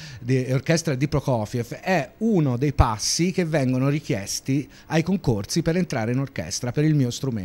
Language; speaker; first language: Italian; native; Italian